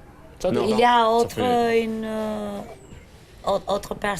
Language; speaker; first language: French; non-native, learner; Albanian